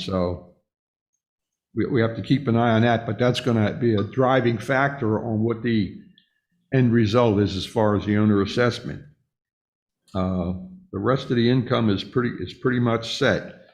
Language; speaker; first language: English; native; English